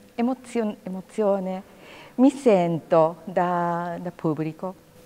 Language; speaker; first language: Italian; non-native, learner; Japanese